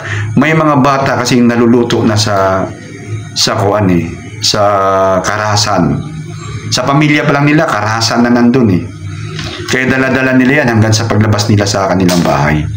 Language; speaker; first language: Filipino; non-native, local second language; Cebuano